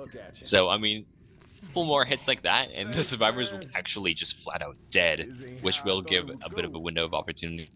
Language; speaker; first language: English; native; English